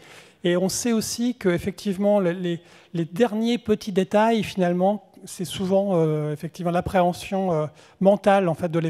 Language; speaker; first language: French; native; French